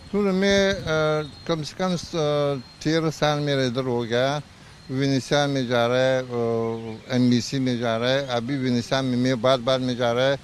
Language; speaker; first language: Hindi; non-native, learner; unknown